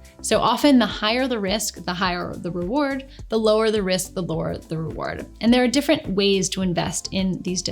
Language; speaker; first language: English; native; English